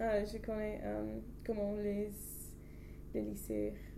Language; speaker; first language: French; non-native, learner; English